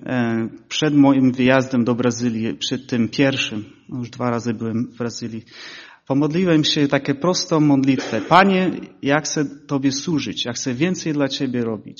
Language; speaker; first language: Polish; early bilingual, heritage; Polish